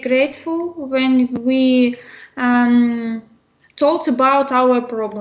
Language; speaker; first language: English; non-native, learner; Russian